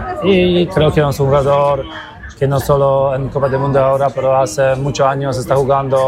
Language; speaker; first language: Spanish; non-native, learner; Polish